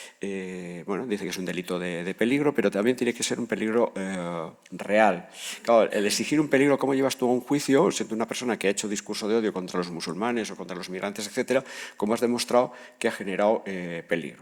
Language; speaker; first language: Spanish; native; Spanish